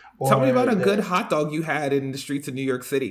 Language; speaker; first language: English; native; English